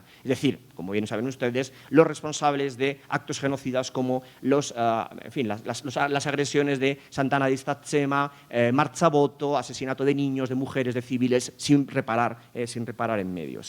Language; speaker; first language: Spanish; native; Spanish